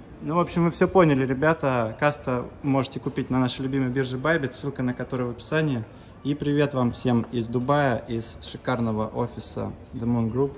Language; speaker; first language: Russian; native; Russian